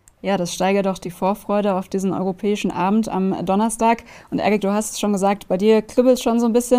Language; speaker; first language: German; native; German